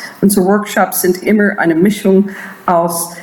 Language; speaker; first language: German; non-native, fluent; English